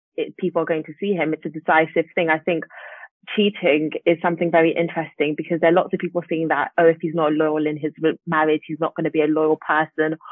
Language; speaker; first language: English; native; English